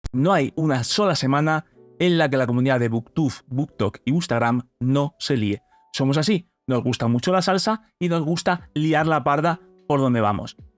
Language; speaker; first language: Spanish; native; Spanish